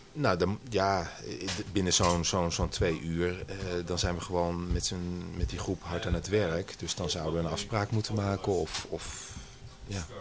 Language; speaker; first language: Dutch; native; Dutch